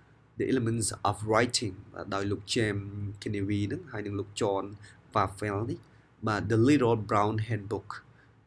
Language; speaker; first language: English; non-native, fluent; Khmer